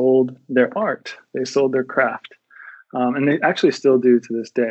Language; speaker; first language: English; native; English